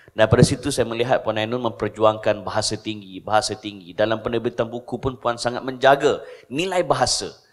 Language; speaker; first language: Malay; native; Malay